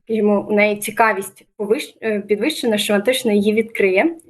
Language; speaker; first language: Ukrainian; native; Ukrainian